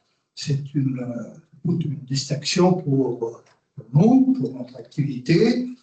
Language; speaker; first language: French; non-native, fluent; Spanish